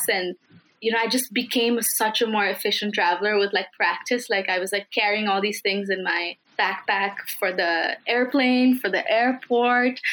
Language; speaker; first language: English; non-native, local second language; Nepali